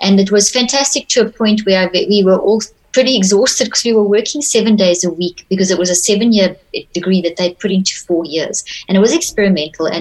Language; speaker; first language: English; native; English